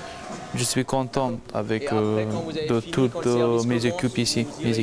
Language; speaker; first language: French; non-native, learner; Persian